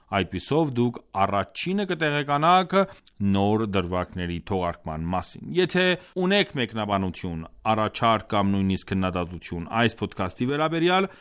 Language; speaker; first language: Armenian; native; Armenian